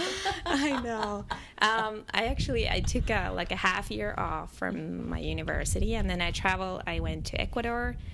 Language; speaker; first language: English; non-native, fluent; Finnish